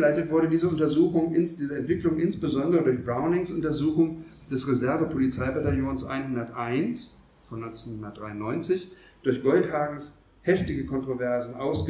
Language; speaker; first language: German; native; German